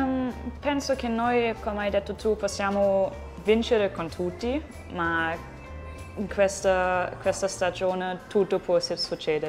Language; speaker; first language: Italian; non-native, fluent; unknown